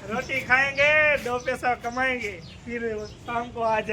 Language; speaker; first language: Hindi; non-native, local second language; Gujarati